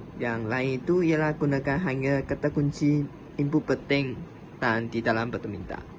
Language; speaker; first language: Malay; non-native, local second language; Chinese